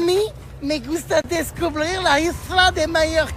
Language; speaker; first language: Spanish; non-native, learner; French